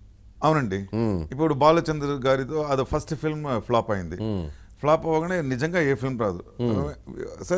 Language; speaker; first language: Telugu; non-native, local second language; Tamil